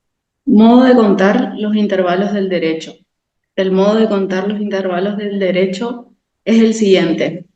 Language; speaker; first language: Spanish; native; Spanish